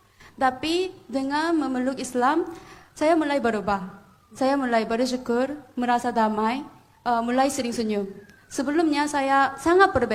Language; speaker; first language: Indonesian; non-native, fluent; Korean